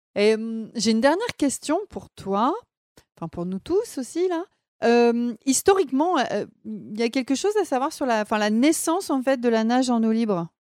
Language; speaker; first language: French; native; French